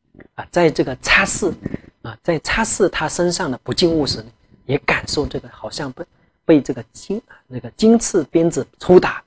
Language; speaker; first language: Chinese; non-native, local second language; Tibetan